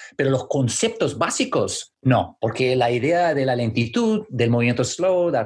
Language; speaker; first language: Spanish; non-native, fluent; English